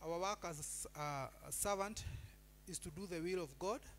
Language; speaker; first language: English; non-native, local second language; Swahili